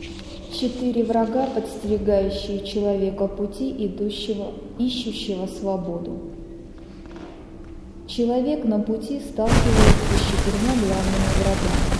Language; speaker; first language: Russian; native; Russian